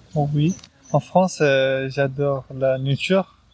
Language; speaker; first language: French; non-native, learner; Persian